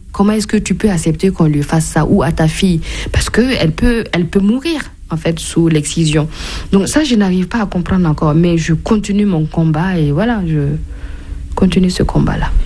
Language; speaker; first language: French; non-native, local second language; Mossi